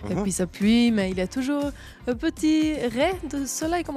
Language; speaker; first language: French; non-native, local second language; German